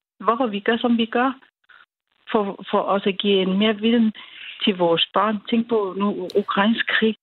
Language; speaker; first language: Danish; non-native, learner; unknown